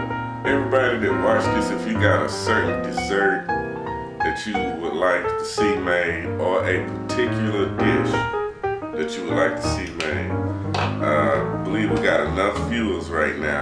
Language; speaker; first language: English; native; English